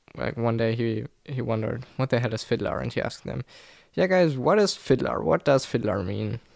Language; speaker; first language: English; non-native, fluent; German